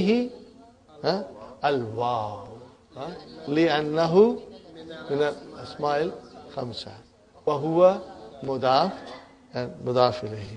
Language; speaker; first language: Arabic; non-native, fluent; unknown